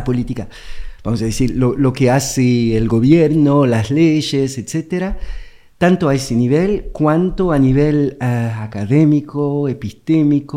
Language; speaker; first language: Spanish; non-native, fluent; French